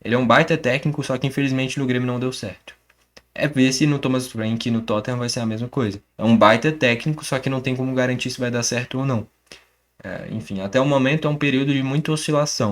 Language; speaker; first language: Portuguese; native; Portuguese